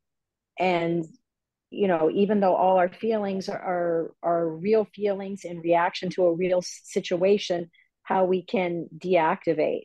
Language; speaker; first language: English; native; English